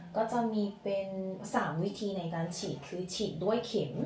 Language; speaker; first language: Thai; non-native, fluent; Korean